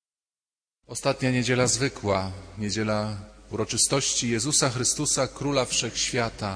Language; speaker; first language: Polish; native; Polish